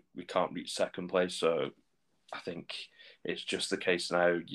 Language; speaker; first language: English; native; English